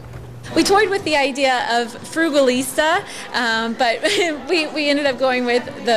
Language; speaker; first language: English; native; English